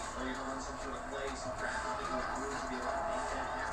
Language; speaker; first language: English; native; English